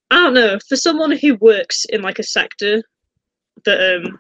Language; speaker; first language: English; native; English